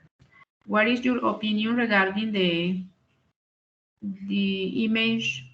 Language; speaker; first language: English; non-native, learner; Spanish